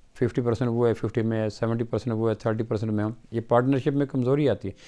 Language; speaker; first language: Urdu; native; Urdu